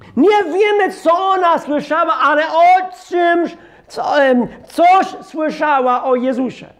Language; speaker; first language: Polish; non-native, fluent; English